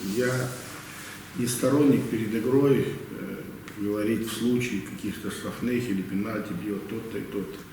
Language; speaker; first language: Russian; native; Russian